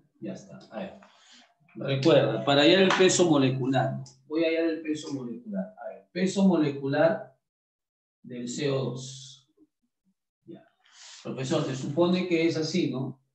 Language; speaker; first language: Spanish; native; Spanish